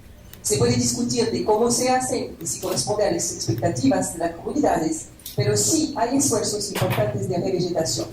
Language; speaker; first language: Spanish; non-native, fluent; French